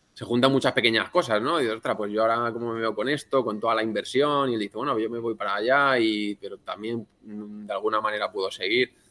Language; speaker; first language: Spanish; native; Spanish